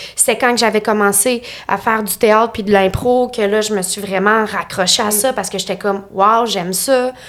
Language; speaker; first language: French; native; French